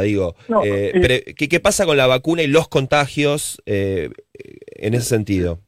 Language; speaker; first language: Spanish; native; Spanish